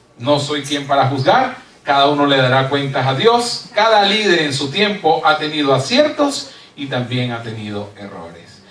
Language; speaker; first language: Spanish; native; Spanish